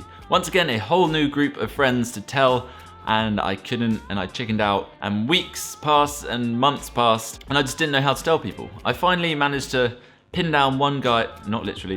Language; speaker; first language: English; native; English